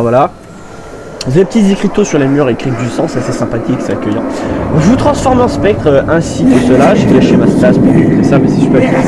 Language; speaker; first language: French; native; French